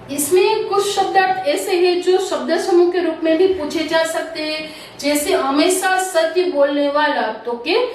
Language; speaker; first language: Hindi; non-native, local second language; Gujarati